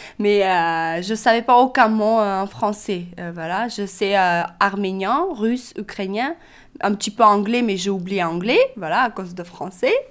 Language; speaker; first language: French; non-native, learner; Russian